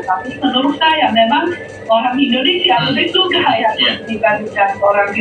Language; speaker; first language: Indonesian; non-native, fluent; Chinese